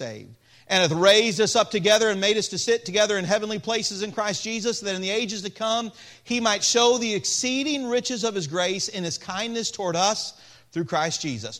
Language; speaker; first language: English; native; English